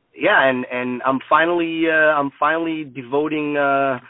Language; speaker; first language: English; non-native, fluent; Hebrew